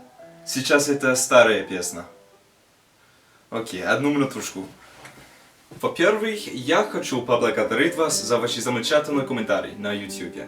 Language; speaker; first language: Russian; non-native, learner; English